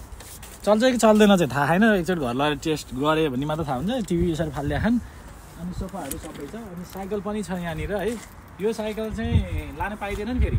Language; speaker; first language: Nepali; native; Nepali